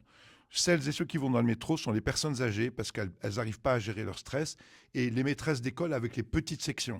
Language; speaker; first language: French; native; French